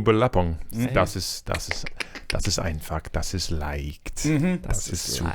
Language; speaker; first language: German; non-native, learner; English